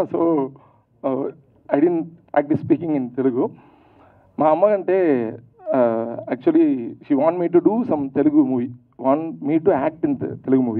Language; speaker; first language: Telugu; non-native, local second language; Tamil